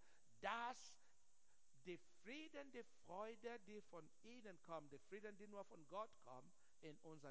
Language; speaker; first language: German; non-native, learner; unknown